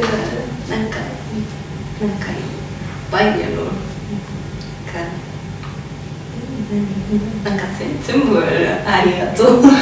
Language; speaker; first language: Japanese; non-native, learner; Spanish